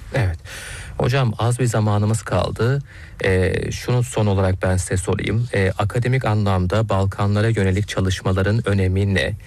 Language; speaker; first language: Turkish; native; Turkish